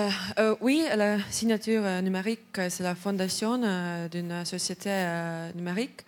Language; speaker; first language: French; non-native, learner; Estonian